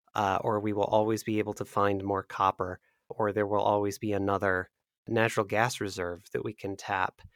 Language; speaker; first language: English; native; English